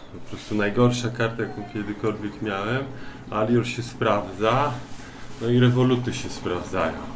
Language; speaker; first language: Polish; native; Polish